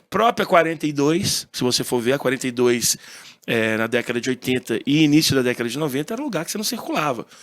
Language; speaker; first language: Portuguese; early bilingual, heritage; Portuguese